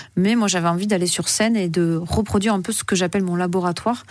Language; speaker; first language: French; native; French